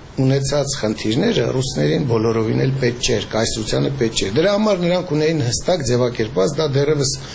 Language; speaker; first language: Armenian; native; Armenian